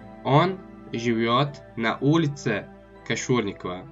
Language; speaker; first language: Russian; non-native, local second language; Tajik